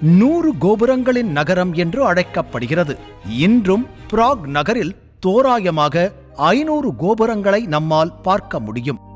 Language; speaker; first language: Tamil; native; Tamil